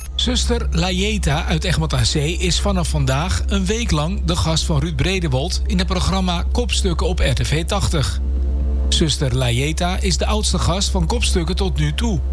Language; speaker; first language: Dutch; native; Dutch